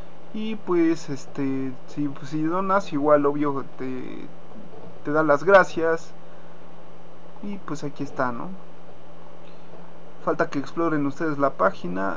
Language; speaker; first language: Spanish; native; Spanish